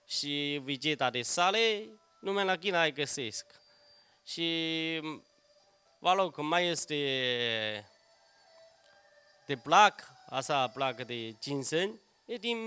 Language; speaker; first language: Romanian; non-native, learner; Chinese